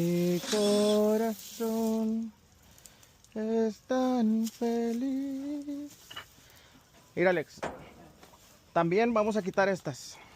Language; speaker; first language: Spanish; native; Spanish